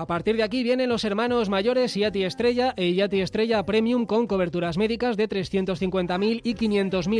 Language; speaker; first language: Spanish; native; Spanish